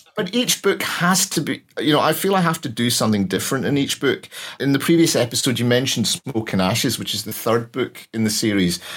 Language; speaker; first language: English; native; English